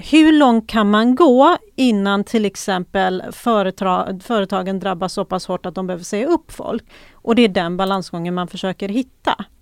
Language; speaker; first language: Swedish; early bilingual, other home language; Persian